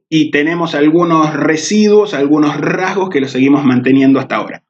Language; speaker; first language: Spanish; native; Spanish